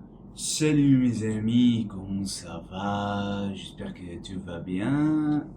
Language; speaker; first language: French; non-native, learner; Arabic